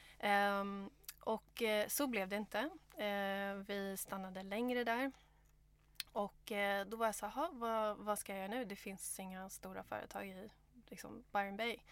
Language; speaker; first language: Swedish; native; Swedish